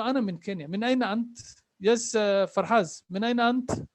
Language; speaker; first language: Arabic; non-native, fluent; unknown